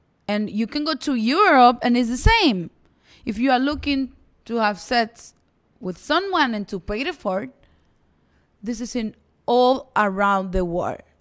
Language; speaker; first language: English; non-native, fluent; Spanish